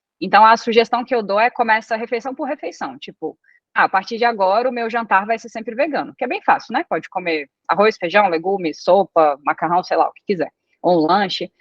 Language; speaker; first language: Portuguese; early bilingual, other home language; Italian